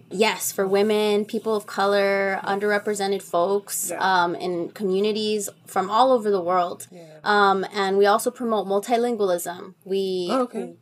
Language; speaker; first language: English; early bilingual, other home language; Spanish